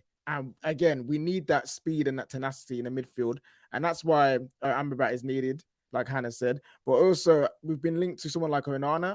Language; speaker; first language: English; native; English